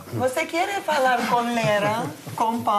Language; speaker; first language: Portuguese; non-native, learner; Russian